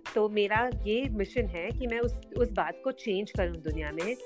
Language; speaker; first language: Hindi; non-native, local second language; Gujarati